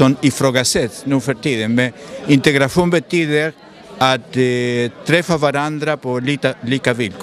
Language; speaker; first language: Swedish; non-native, fluent; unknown